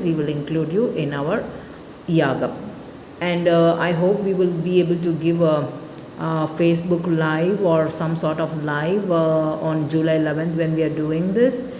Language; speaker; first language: English; non-native, local second language; Tamil